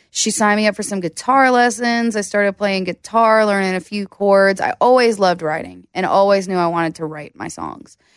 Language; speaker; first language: English; native; English